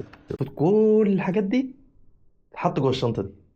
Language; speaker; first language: Arabic; native; Arabic